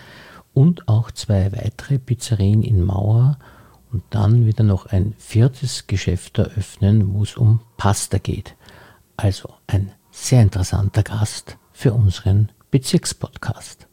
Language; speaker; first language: German; native; German